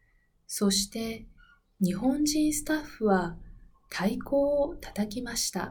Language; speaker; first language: Japanese; non-native, learner; Spanish